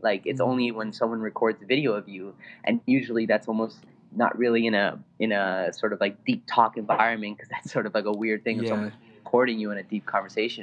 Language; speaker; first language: English; non-native, fluent; Spanish